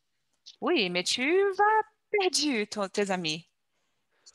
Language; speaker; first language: French; non-native, learner; Portuguese